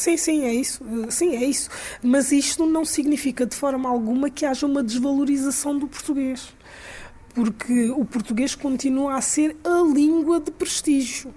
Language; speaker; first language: Portuguese; non-native, local second language; Kabuverdianu